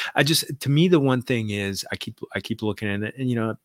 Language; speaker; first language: English; native; English